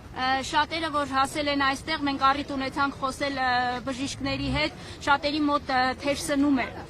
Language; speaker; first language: Armenian; native; Armenian